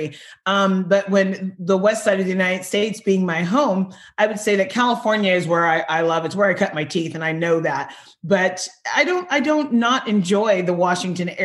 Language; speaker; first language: English; native; English